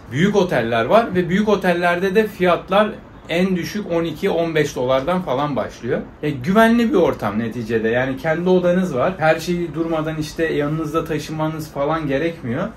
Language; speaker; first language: Turkish; native; Turkish